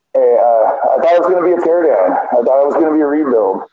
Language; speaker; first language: English; native; English